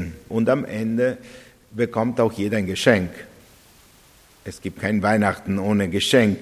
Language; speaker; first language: German; non-native, fluent; Italian